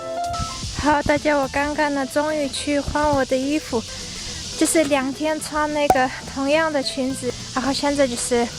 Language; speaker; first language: Chinese; non-native, fluent; Mongolian